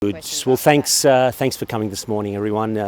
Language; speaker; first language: English; native; English